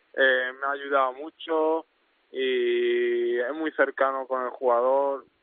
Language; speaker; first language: Spanish; native; Spanish